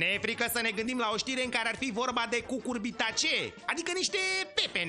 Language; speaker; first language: Romanian; native; Romanian